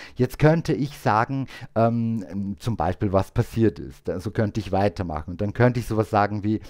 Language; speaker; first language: German; native; German